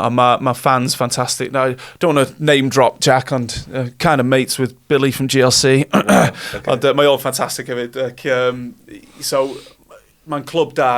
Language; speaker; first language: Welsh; non-native, local second language; English